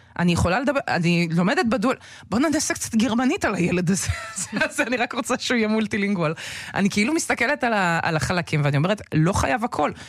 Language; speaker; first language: Hebrew; early bilingual, other home language; Russian